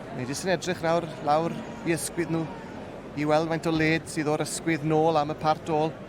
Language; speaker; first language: Welsh; native; Welsh